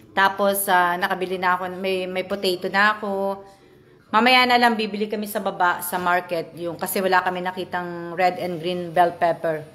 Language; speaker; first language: Filipino; native; Filipino